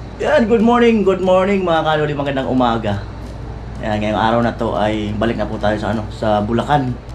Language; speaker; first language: Filipino; non-native, local second language; Hiligaynon